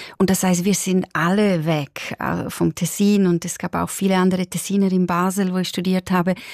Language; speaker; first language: German; non-native, local second language; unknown